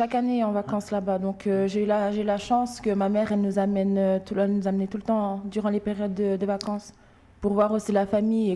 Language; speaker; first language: French; early bilingual, other home language; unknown